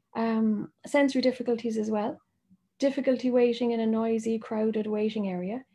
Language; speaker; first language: English; native; English